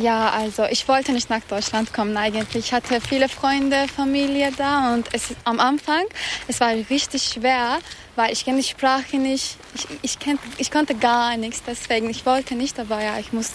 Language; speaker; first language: German; non-native, fluent; Turkish